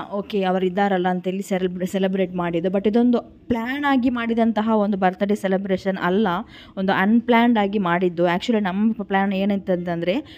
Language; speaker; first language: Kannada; non-native, local second language; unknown